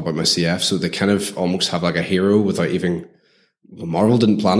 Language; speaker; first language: English; native; English